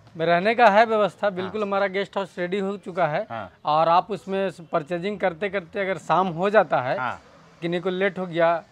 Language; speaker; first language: Hindi; native; Hindi